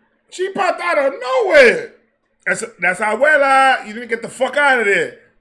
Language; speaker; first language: English; early bilingual, other home language; Spanish